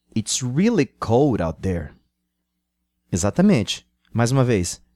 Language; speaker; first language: Portuguese; native; Portuguese